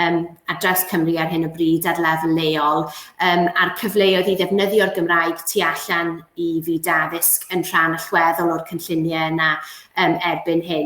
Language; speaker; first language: Welsh; native; Welsh